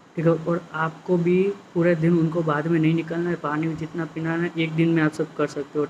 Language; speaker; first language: Hindi; non-native, local second language; Gujarati